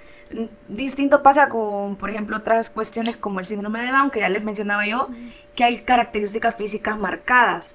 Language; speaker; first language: Spanish; native; Spanish